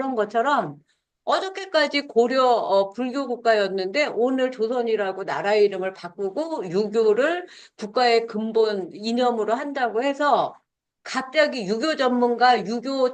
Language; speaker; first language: Korean; native; Korean